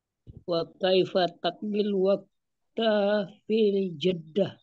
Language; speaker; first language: Arabic; non-native, learner; Indonesian